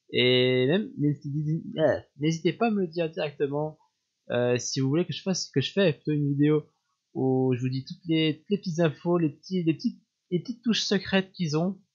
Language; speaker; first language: French; native; French